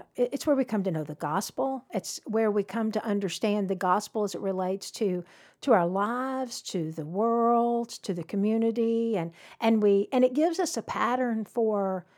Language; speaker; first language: English; native; English